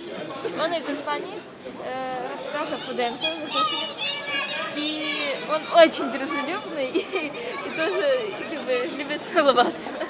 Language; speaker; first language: German; non-native, learner; Russian